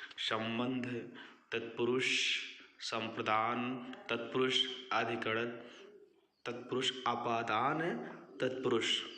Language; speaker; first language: Hindi; native; Hindi